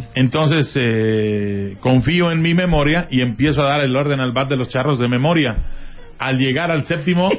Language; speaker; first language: Spanish; native; Spanish